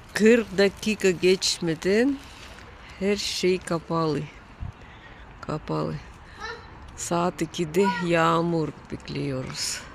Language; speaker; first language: Turkish; non-native, learner; Russian